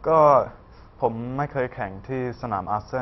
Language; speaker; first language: Thai; early bilingual, heritage; Thai